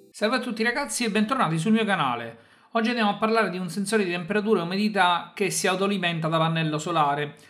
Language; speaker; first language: Italian; native; Italian